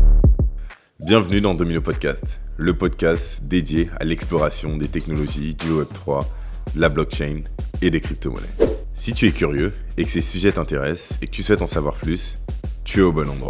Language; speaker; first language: French; native; French